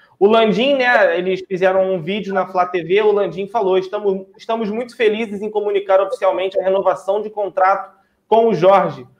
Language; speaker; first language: Portuguese; native; Portuguese